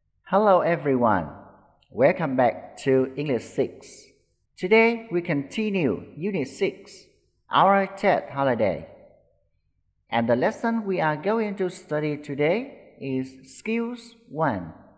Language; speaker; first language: English; non-native, fluent; Vietnamese